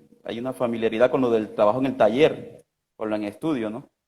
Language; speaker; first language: Spanish; native; Spanish